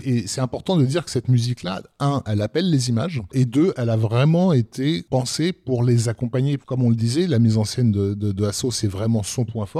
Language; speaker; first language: French; native; French